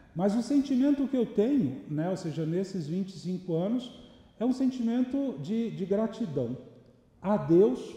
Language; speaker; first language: Portuguese; native; Portuguese